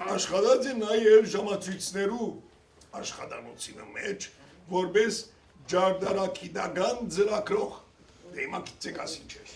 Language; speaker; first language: Armenian; early bilingual, heritage; Armenian